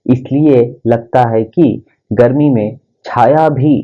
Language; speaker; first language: Hindi; non-native, local second language; Kannada